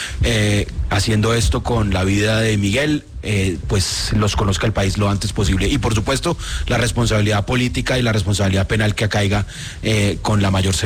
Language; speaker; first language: Spanish; native; Spanish